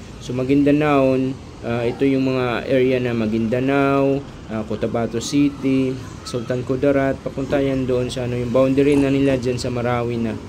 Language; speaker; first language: Filipino; non-native, local second language; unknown